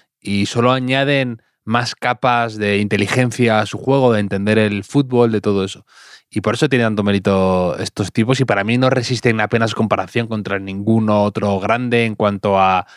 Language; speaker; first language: Spanish; native; Spanish